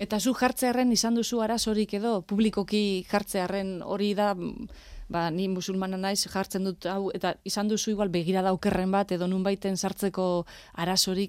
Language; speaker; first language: Basque; native; Basque